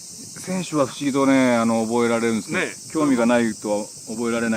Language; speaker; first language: Japanese; native; Japanese